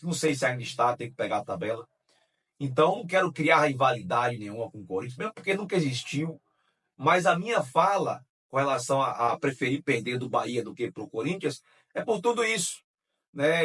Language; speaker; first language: Portuguese; native; Portuguese